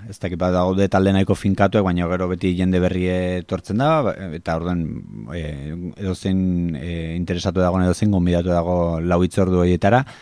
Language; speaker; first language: Basque; native; Basque